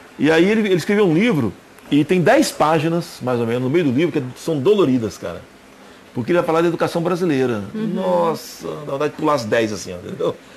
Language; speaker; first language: Portuguese; native; Portuguese